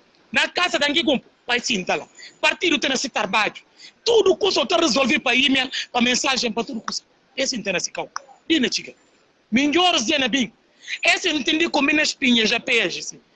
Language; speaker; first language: Portuguese; non-native, local second language; Upper Guinea Crioulo